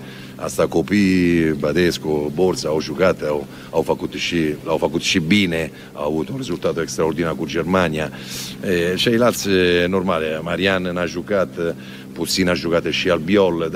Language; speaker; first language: Romanian; non-native, fluent; Italian